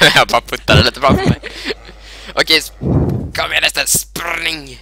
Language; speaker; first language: Swedish; native; Swedish